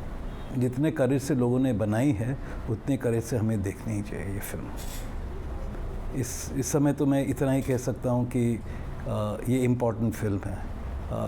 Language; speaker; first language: Hindi; native; Hindi